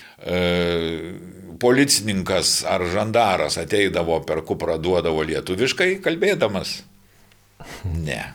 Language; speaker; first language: Lithuanian; native; Lithuanian